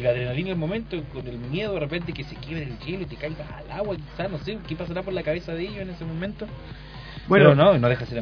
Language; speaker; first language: Spanish; native; Spanish